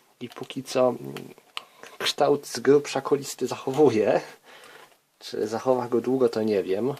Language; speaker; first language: Polish; native; Polish